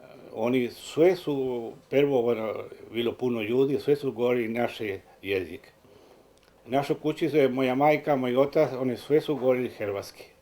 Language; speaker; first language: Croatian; early bilingual, heritage; Spanish